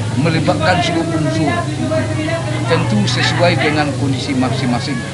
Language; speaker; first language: Indonesian; non-native, local second language; Minangkabau